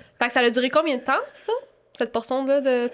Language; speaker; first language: French; native; French